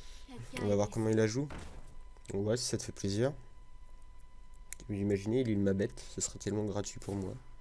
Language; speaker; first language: French; native; French